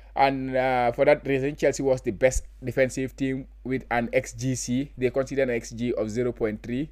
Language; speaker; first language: English; non-native, local second language; Wolof